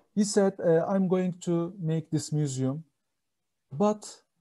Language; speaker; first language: English; non-native, fluent; Turkish